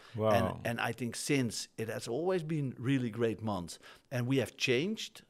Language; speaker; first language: English; non-native, fluent; Dutch